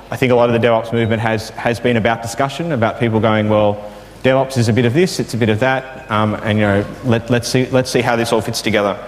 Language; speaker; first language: English; native; English